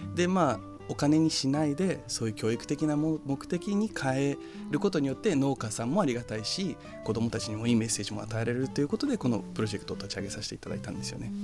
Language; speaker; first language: Japanese; early bilingual, other home language; Portuguese